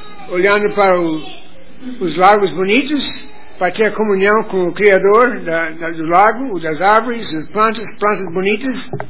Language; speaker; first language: Portuguese; non-native, fluent; English